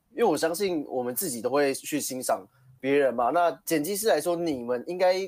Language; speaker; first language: Chinese; native; Chinese